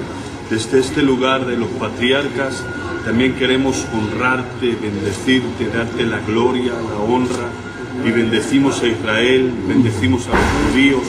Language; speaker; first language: Spanish; native; Spanish